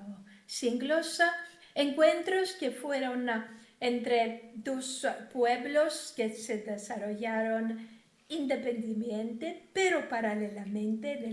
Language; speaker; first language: Spanish; non-native, fluent; Greek